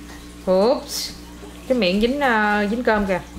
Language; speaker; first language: Vietnamese; native; Vietnamese